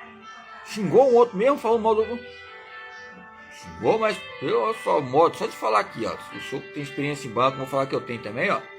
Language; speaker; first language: Portuguese; native; Portuguese